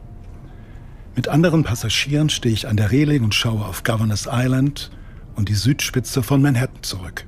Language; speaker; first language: German; native; German